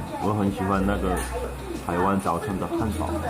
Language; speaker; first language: Chinese; non-native, fluent; Korean